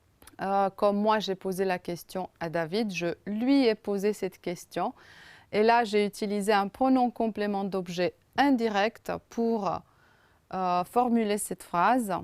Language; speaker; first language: French; non-native, fluent; Romanian